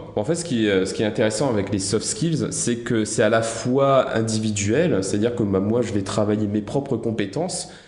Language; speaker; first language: French; native; French